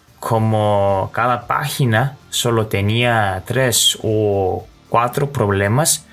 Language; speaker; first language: Spanish; non-native, learner; Korean